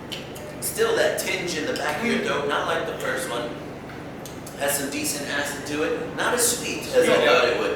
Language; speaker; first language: English; native; English